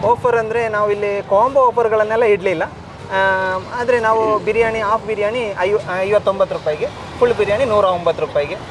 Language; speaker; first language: Kannada; non-native, local second language; Malayalam